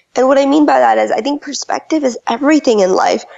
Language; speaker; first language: English; early bilingual, other home language; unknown